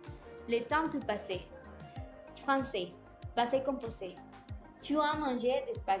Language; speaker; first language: French; non-native, learner; Spanish